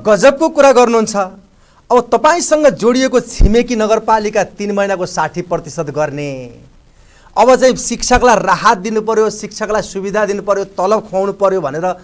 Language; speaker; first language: Nepali; native; Nepali